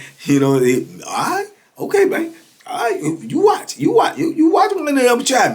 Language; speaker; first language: English; native; English